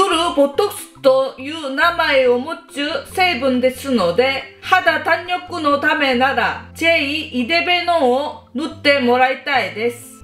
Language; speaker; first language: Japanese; non-native, fluent; Korean